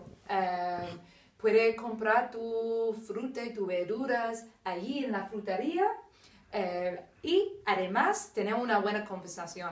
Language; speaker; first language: Spanish; non-native, fluent; English